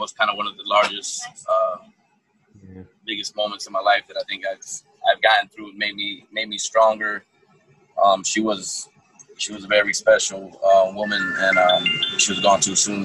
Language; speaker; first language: English; native; English